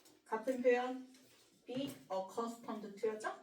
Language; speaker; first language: Korean; native; Korean